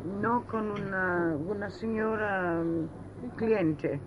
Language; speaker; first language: Italian; early bilingual, heritage; Italian